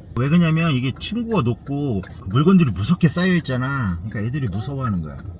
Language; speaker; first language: Korean; native; Korean